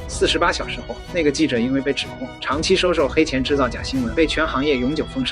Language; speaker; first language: Chinese; native; Chinese